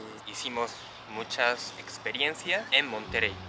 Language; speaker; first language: Spanish; non-native, learner; Japanese